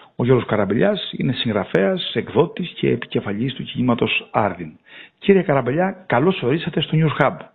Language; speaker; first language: Greek; native; Greek